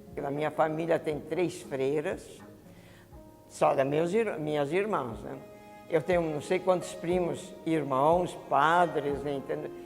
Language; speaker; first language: Portuguese; early bilingual, other home language; Italian